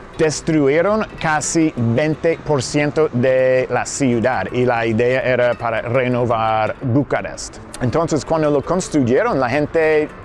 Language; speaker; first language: Spanish; non-native, fluent; English